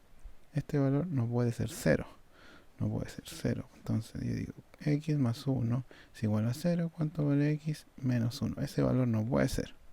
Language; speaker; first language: Spanish; native; Spanish